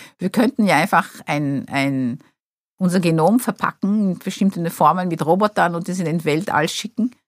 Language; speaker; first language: German; non-native, fluent; Portuguese